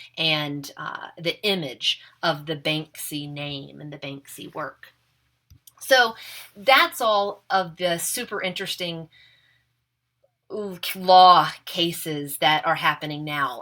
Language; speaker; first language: English; native; English